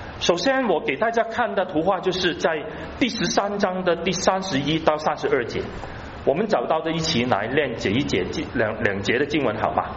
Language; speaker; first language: Chinese; non-native, local second language; Cantonese